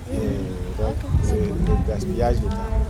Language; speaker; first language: French; non-native, learner; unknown